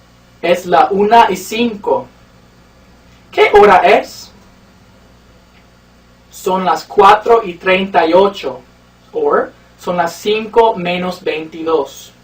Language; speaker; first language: Spanish; non-native, fluent; English